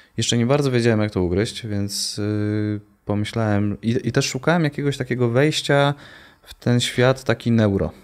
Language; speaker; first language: Polish; native; Polish